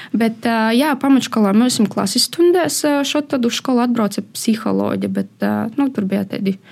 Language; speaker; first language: Latvian; native; Latvian